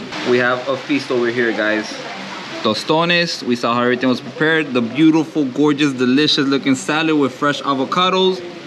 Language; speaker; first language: English; early bilingual, other home language; Spanish